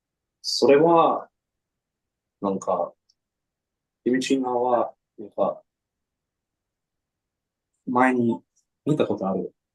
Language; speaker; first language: Japanese; non-native, learner; English